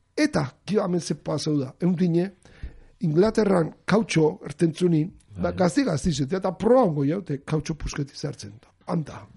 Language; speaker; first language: Basque; native; Basque